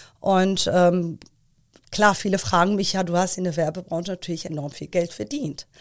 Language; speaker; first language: German; early bilingual, other home language; Persian